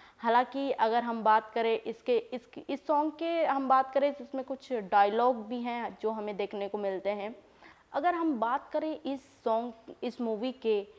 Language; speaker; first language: Hindi; native; Hindi